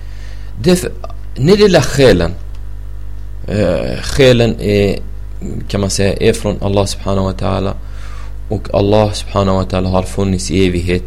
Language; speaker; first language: Swedish; non-native, fluent; Arabic